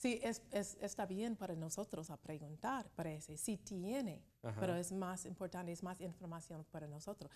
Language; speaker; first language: Spanish; non-native, learner; English